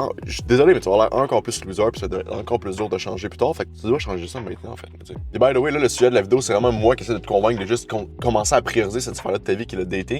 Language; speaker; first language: French; native; French